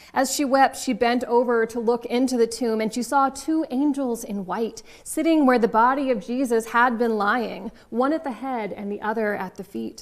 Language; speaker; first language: English; native; English